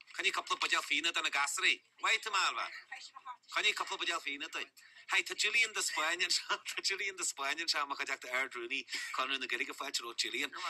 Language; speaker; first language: Irish; native; Irish